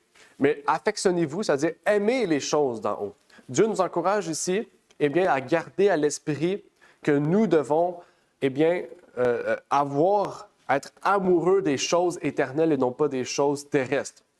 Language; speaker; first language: French; native; French